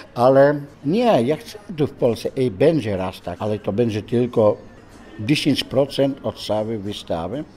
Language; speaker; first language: Polish; non-native, learner; Dutch